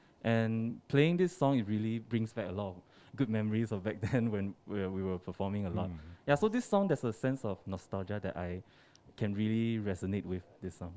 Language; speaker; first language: English; non-native, local second language; Chinese